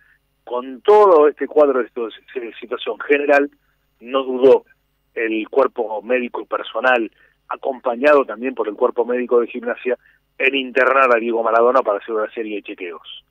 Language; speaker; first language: Spanish; native; Spanish